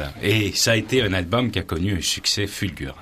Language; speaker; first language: French; native; French